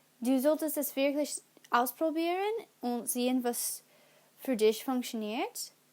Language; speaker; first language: German; non-native, learner; English